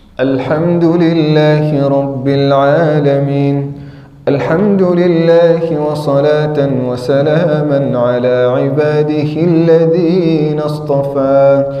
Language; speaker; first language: Indonesian; non-native, fluent; Arabic